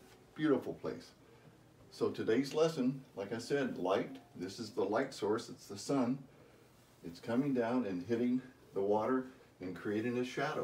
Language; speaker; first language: English; native; English